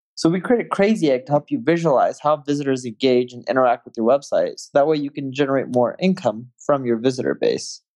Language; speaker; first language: English; native; English